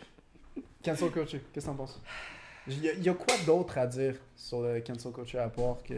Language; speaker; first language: French; native; French